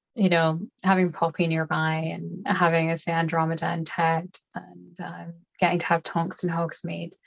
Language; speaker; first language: English; native; English